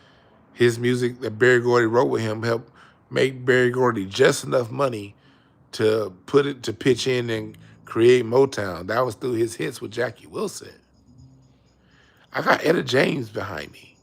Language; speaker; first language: English; native; English